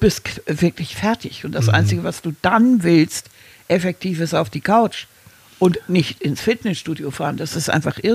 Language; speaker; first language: German; native; German